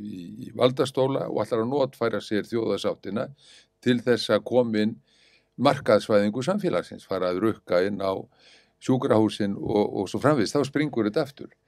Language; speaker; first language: Icelandic; native; Icelandic